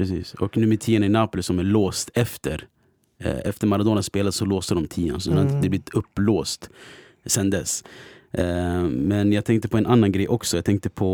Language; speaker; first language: Swedish; native; Swedish